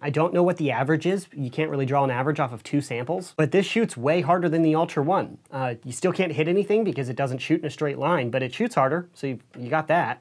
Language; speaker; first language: English; native; English